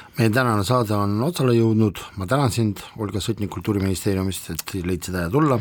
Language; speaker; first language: Estonian; non-native, local second language; Russian